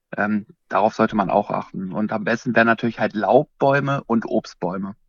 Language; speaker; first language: German; native; German